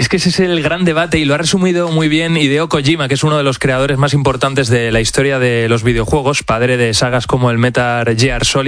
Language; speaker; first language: Spanish; native; Spanish